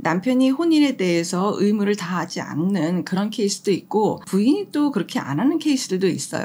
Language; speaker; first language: Korean; native; Korean